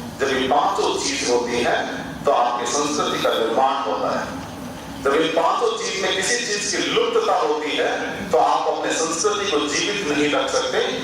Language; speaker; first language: Hindi; native; Hindi